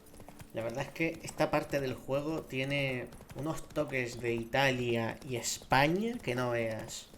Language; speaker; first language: Spanish; native; Spanish